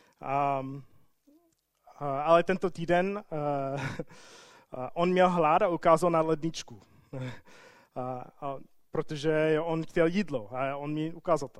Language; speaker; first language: Czech; non-native, fluent; English